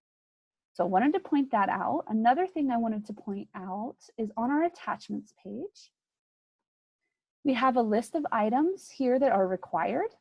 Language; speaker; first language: English; native; English